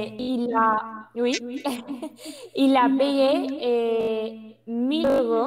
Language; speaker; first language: French; non-native, fluent; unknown